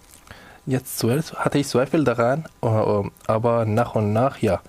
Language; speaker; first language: German; non-native, learner; Persian